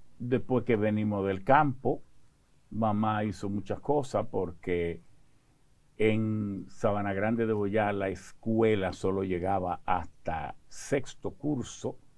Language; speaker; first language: Spanish; early bilingual, other home language; French